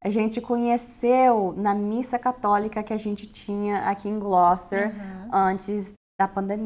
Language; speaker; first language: Portuguese; early bilingual, heritage; Portuguese